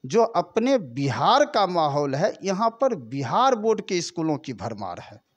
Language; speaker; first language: Hindi; native; Hindi